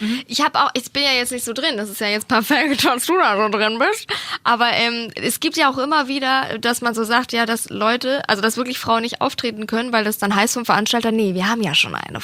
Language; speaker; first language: German; native; German